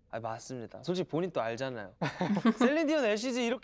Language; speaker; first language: Korean; native; Korean